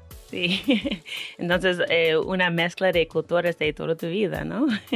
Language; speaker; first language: Spanish; non-native, fluent; English